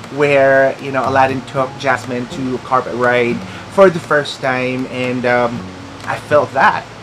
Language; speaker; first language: English; non-native, local second language; Filipino